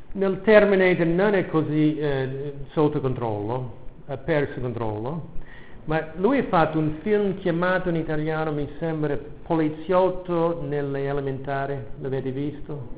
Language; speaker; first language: Italian; non-native, fluent; English